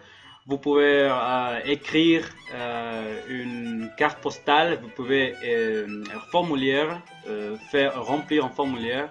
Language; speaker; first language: French; non-native, learner; Spanish